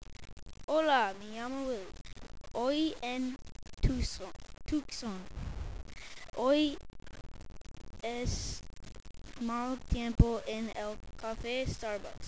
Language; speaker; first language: Spanish; non-native, learner; English